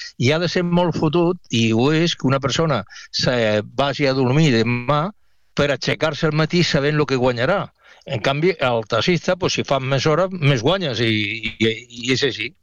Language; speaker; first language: Catalan; non-native, local second language; Spanish